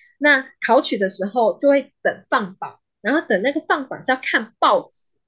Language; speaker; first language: Chinese; native; Chinese